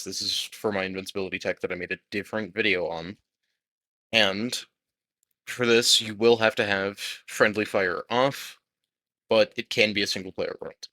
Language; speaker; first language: English; native; English